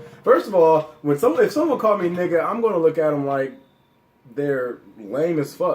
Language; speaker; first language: English; native; English